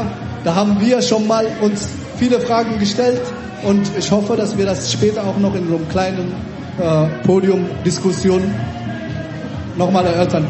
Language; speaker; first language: German; early bilingual, other home language; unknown